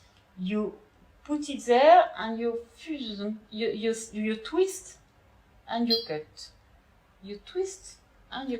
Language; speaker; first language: English; non-native, learner; French